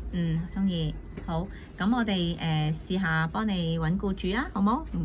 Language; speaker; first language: Cantonese; native; Cantonese